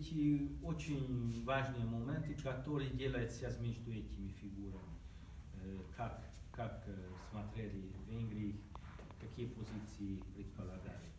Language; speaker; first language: Russian; non-native, learner; Hungarian